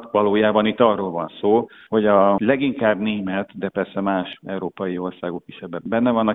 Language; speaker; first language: Hungarian; native; Hungarian